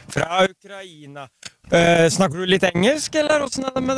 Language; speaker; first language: Norwegian; native; Norwegian